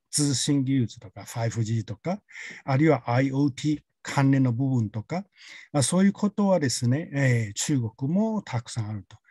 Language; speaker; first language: Japanese; non-native, fluent; Chinese